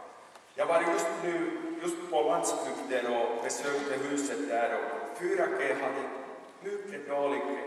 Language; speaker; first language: Swedish; non-native, local second language; Finnish